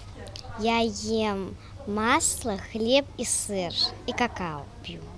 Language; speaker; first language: Russian; non-native, local second language; Ingush